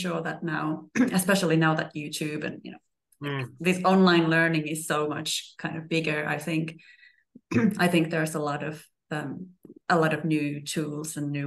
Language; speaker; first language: English; non-native, fluent; Finnish